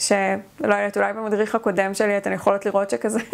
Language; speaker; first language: Hebrew; native; Hebrew